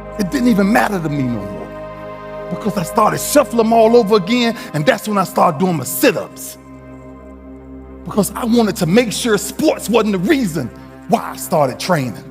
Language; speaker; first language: English; native; English